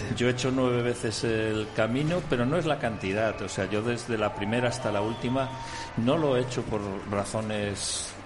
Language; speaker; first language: Spanish; native; Spanish